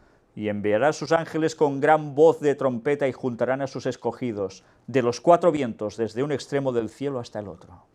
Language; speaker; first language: Spanish; native; Spanish